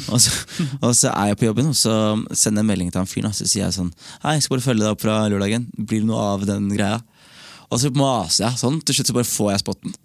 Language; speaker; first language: Norwegian; early bilingual, other home language; Somali